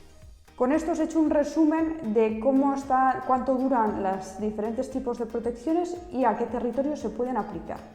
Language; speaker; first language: Spanish; native; Spanish